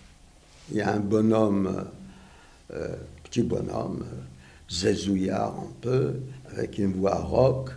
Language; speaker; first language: French; non-native, fluent; Yiddish